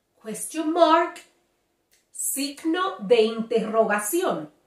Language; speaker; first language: Spanish; native; Spanish